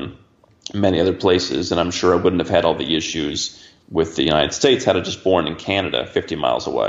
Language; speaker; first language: English; native; English